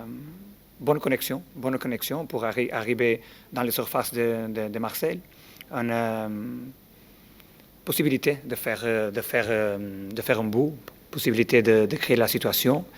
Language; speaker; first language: French; non-native, learner; Portuguese